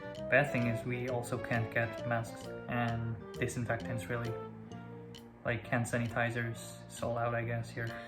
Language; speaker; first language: English; non-native, fluent; Korean